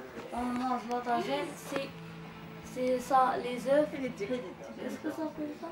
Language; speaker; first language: French; non-native, learner; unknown